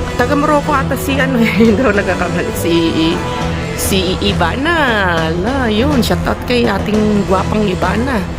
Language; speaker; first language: Filipino; non-native, local second language; Iloko